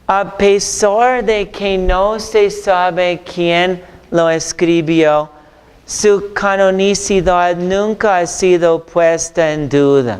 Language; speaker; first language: Spanish; non-native, fluent; English